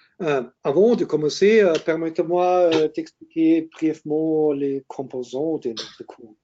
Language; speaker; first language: French; non-native, learner; German